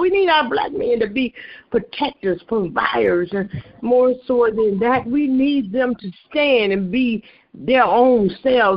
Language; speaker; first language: English; native; English